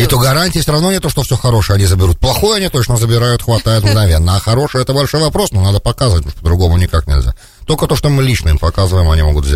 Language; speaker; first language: Russian; native; Russian